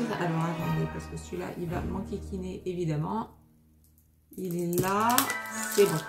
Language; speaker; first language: French; native; French